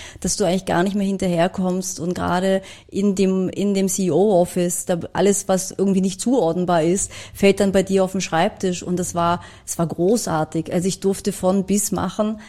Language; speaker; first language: German; early bilingual, other home language; Polish